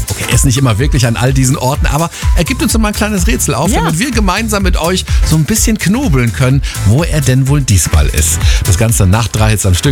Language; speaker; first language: German; native; German